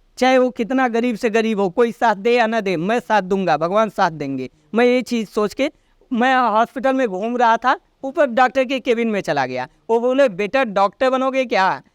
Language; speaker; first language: Hindi; native; Hindi